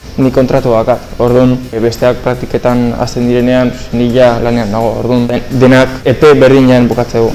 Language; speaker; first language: Basque; native; Basque